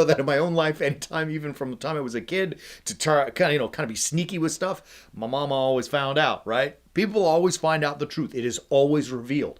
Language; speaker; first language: English; native; English